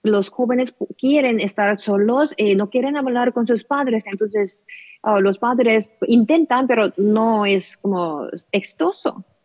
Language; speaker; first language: Spanish; non-native, learner; Korean